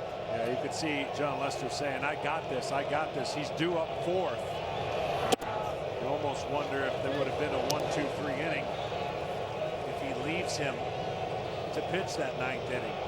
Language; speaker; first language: English; native; English